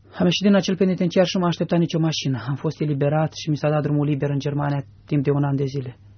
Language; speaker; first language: Romanian; native; Romanian